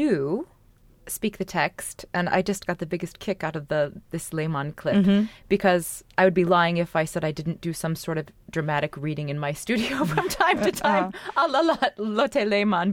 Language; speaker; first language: English; native; English